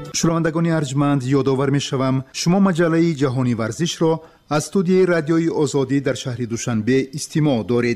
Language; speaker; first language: Persian; native; Persian